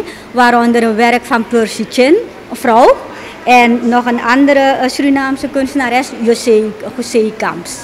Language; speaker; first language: Dutch; native; Dutch